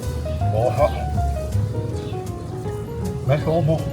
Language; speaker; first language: Japanese; non-native, learner; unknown